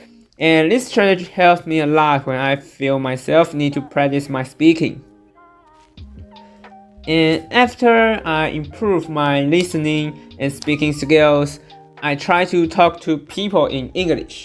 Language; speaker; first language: English; non-native, fluent; Chinese